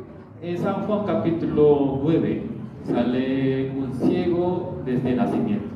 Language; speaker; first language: Spanish; non-native, learner; Korean